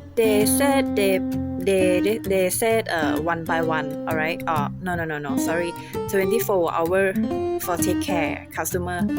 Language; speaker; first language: English; non-native, learner; Thai